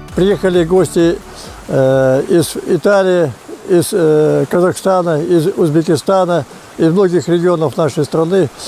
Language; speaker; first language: Russian; native; Russian